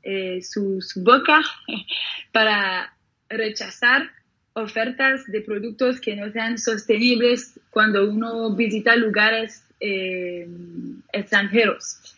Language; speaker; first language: Spanish; non-native, fluent; French